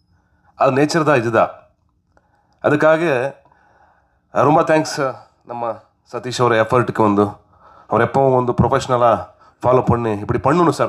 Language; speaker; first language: Tamil; non-native, learner; Kannada